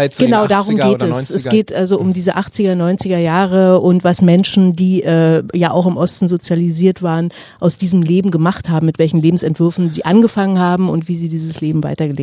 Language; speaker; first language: German; native; German